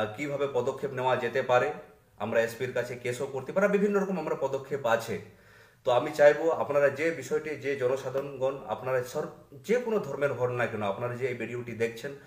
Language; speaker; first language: Bangla; non-native, local second language; Santali